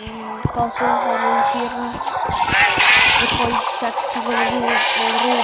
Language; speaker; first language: Italian; native; Italian